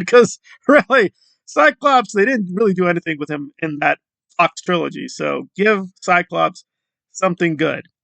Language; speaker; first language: English; native; English